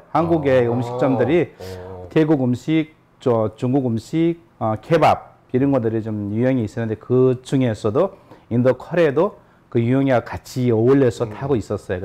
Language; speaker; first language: Korean; non-native, fluent; Nepali